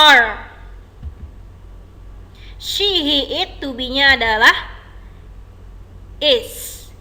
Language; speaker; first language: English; non-native, fluent; Indonesian